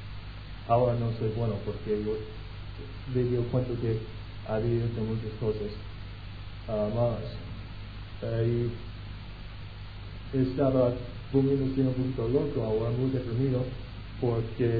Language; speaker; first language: Spanish; non-native, fluent; English